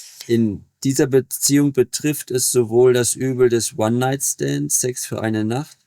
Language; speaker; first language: German; native; German